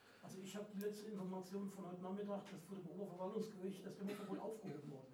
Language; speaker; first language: German; native; German